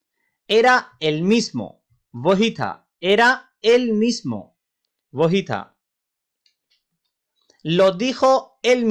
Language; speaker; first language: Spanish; non-native, fluent; Urdu